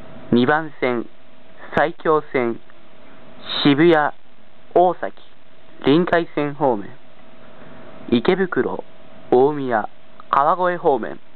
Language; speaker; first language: Japanese; native; Japanese